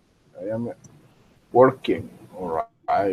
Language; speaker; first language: English; non-native, fluent; Spanish